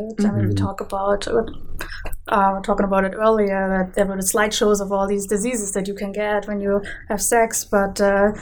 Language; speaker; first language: English; non-native, fluent; German